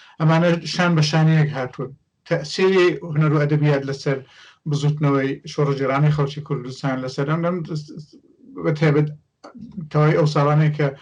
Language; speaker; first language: Central Kurdish; native; Central Kurdish